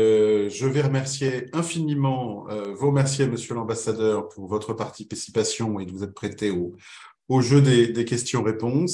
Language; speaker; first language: French; native; French